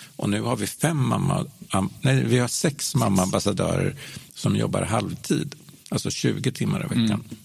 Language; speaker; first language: Swedish; native; Swedish